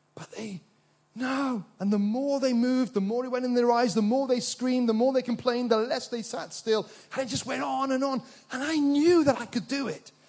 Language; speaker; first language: English; native; English